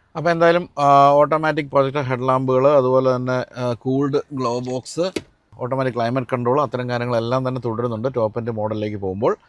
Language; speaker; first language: Malayalam; native; Malayalam